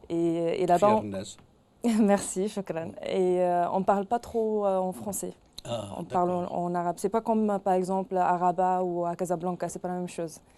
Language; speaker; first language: French; non-native, local second language; Arabic